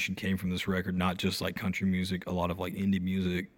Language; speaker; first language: English; native; English